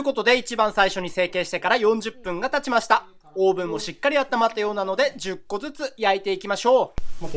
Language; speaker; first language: Japanese; native; Japanese